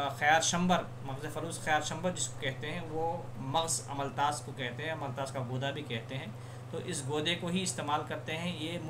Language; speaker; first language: Urdu; native; Urdu